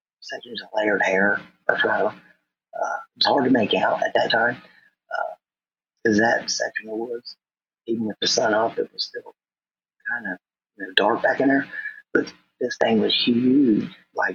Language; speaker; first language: English; native; English